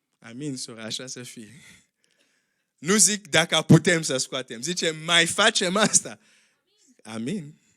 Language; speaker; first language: Romanian; non-native, fluent; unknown